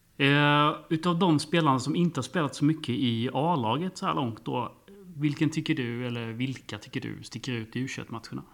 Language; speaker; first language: Swedish; native; Swedish